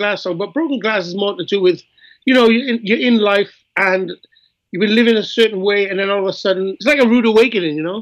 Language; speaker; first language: English; native; English